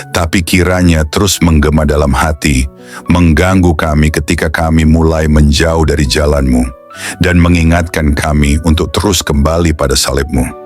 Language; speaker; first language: Indonesian; native; Indonesian